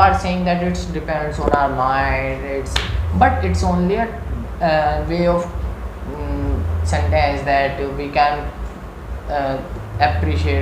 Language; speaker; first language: English; non-native, learner; Hindi